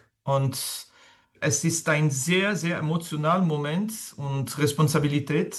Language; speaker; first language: German; non-native, fluent; French